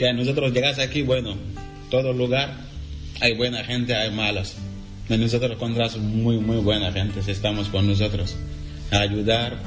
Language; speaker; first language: Spanish; non-native, learner; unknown